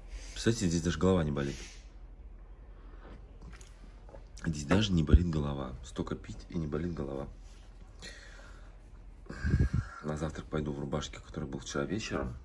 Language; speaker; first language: Russian; native; Russian